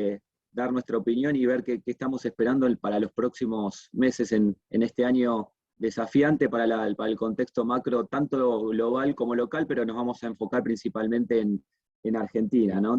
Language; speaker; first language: Spanish; native; Spanish